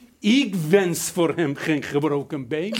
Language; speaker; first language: Dutch; non-native, fluent; Persian